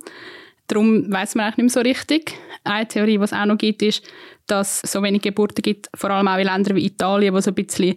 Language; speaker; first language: German; native; German